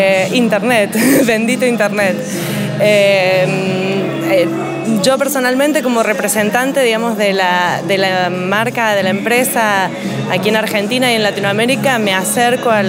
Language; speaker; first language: Spanish; native; Spanish